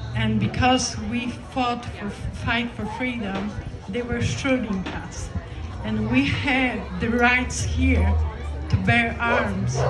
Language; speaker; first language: English; non-native, learner; Polish